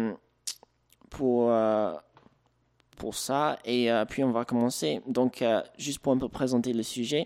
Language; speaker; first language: French; native; French